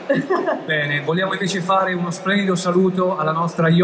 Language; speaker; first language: Italian; native; Italian